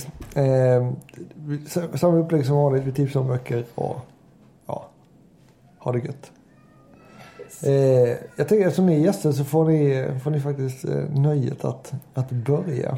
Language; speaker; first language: Swedish; native; Swedish